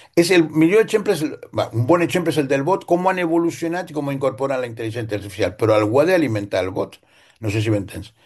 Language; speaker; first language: Spanish; non-native, local second language; Catalan